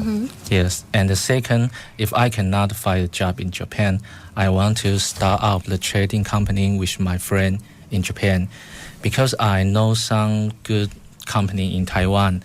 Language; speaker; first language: English; non-native, fluent; Chinese